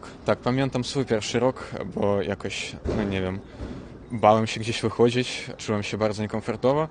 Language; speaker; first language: Polish; non-native, fluent; Ukrainian